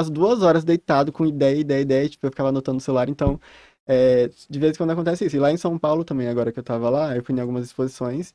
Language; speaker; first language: Portuguese; native; Portuguese